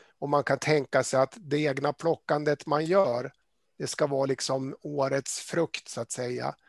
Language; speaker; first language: Swedish; native; Swedish